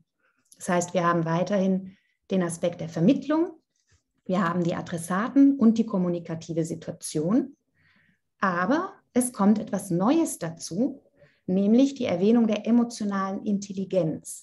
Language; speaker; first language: German; non-native, fluent; Italian